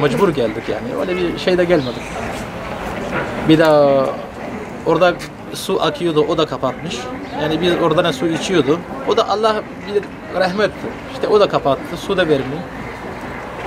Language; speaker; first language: Turkish; non-native, learner; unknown